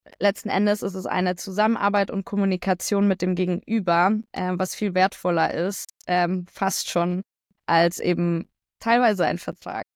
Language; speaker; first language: German; early bilingual, other home language; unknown